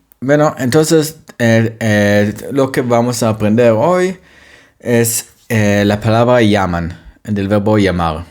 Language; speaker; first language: Spanish; non-native, fluent; Hebrew